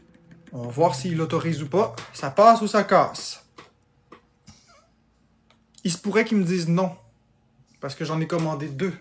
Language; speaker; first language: French; native; French